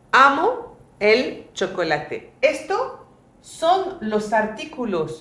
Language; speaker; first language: Spanish; non-native, fluent; French